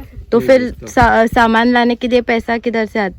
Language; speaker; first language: Hindi; native; Hindi